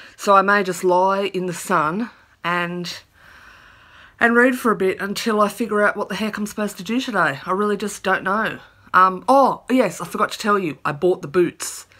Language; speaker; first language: English; native; English